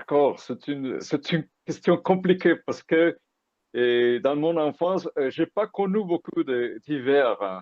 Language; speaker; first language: French; non-native, fluent; Spanish